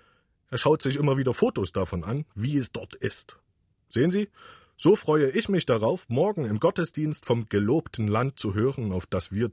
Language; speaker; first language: German; native; German